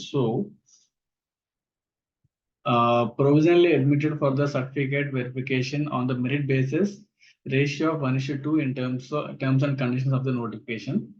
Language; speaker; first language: English; non-native, local second language; Telugu